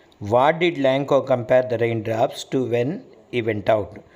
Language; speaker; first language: English; non-native, local second language; Telugu